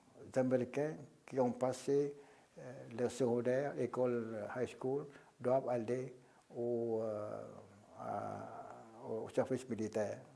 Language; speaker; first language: French; non-native, local second language; Vietnamese